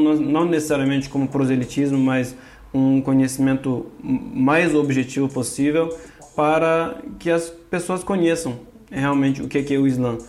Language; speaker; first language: Portuguese; non-native, fluent; Turkish